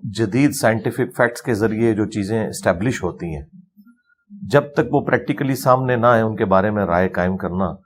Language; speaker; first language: Urdu; native; Urdu